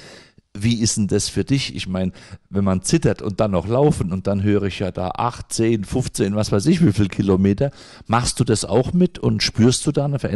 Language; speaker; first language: German; native; German